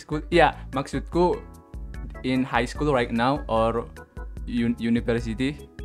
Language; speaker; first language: English; non-native, learner; Indonesian